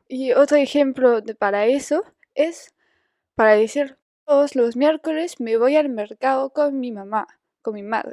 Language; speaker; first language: Spanish; non-native, fluent; French